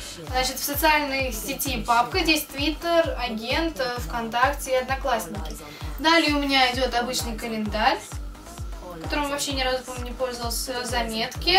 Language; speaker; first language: Russian; native; Russian